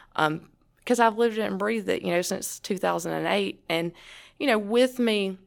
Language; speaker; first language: English; native; English